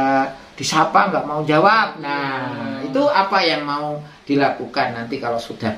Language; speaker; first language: Indonesian; native; Indonesian